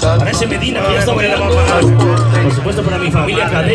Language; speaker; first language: Spanish; native; Spanish